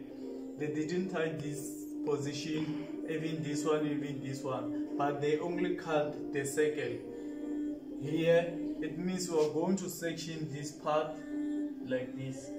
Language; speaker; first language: English; non-native, local second language; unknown